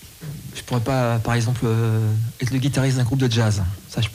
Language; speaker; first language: French; native; French